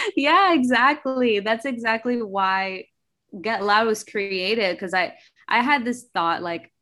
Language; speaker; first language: English; early bilingual, other home language; Spanish